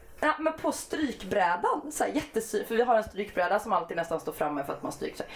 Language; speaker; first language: Swedish; native; Swedish